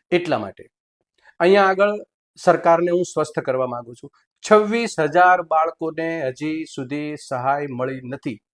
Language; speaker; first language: Gujarati; native; Gujarati